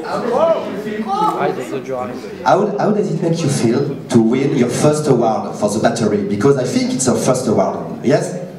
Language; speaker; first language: English; non-native, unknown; French